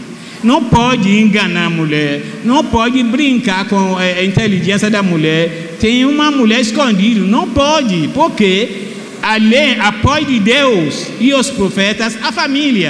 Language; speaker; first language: Portuguese; non-native, fluent; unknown